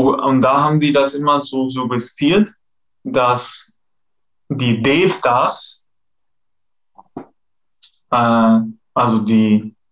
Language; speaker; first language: German; non-native, fluent; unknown